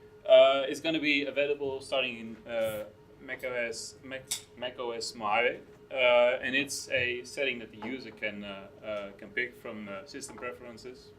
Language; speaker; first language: English; non-native, fluent; Dutch